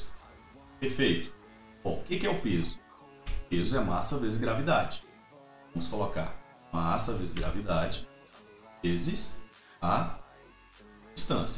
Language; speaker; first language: Portuguese; native; Portuguese